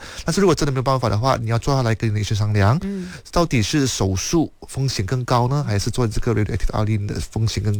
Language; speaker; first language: Chinese; native; Chinese